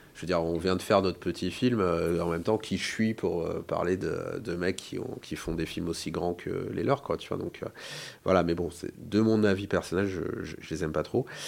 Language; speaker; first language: French; native; French